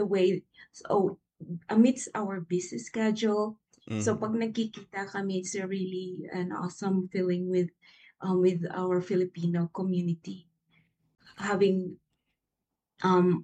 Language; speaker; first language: English; non-native, local second language; Cebuano